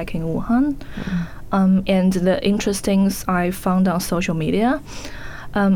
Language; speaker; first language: English; non-native, fluent; Chinese